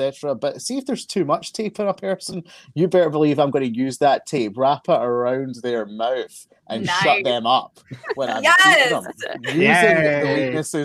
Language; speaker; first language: English; native; English